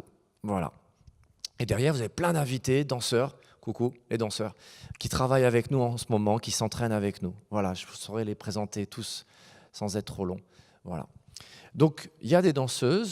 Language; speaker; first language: French; native; French